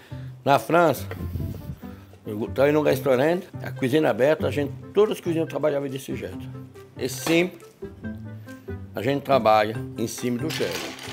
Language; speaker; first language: Portuguese; non-native, fluent; French